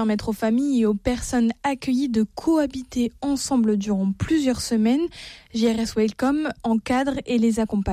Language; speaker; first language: French; native; French